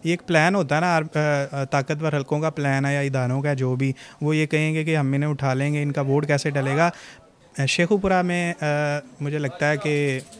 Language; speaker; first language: Urdu; non-native, local second language; Punjabi